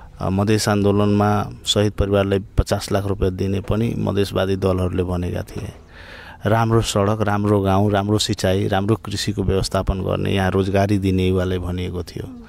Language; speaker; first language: Nepali; non-native, local second language; Bhojpuri